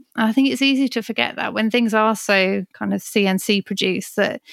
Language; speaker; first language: English; native; English